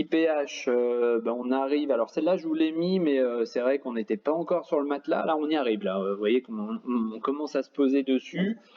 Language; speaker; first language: French; native; French